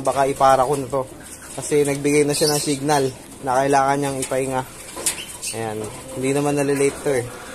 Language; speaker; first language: Filipino; native; Filipino